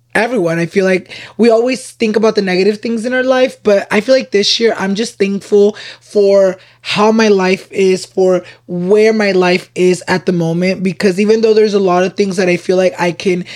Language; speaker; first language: English; early bilingual, other home language; Spanish